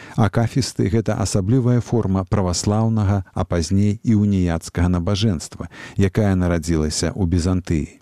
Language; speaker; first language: Belarusian; native; Belarusian